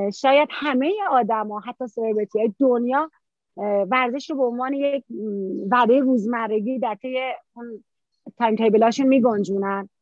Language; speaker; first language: Persian; native; Persian